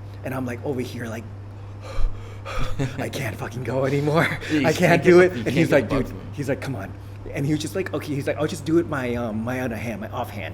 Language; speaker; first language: English; early bilingual, other home language; Thai